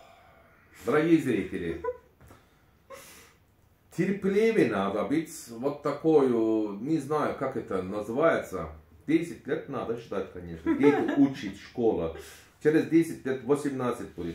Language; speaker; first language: Russian; non-native, learner; Turkish